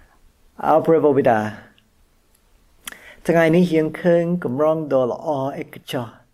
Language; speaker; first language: Khmer; non-native, fluent; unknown